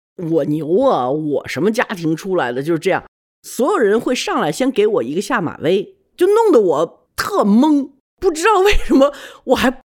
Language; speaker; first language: Chinese; native; Chinese